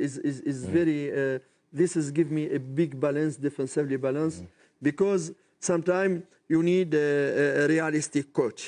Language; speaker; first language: English; non-native, learner; French